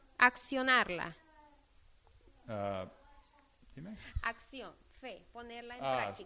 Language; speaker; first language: Spanish; non-native, fluent; English